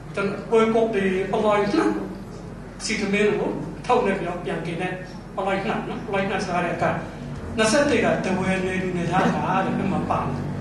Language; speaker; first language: Burmese; non-native, local second language; Mon